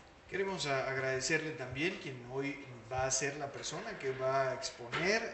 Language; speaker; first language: Spanish; native; Spanish